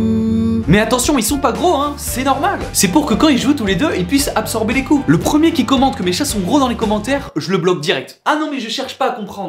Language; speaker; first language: French; native; French